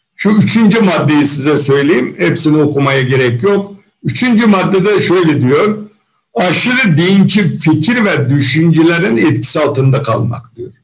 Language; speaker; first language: Turkish; non-native, fluent; Uyghur